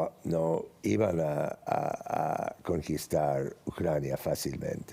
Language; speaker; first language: Spanish; non-native, fluent; English